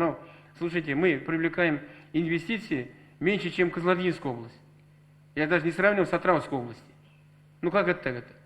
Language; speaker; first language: Russian; non-native, local second language; Kazakh